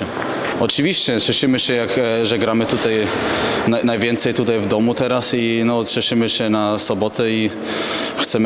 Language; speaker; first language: Polish; early bilingual, heritage; German